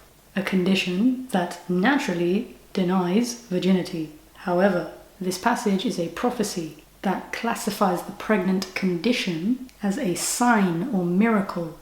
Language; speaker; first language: English; native; English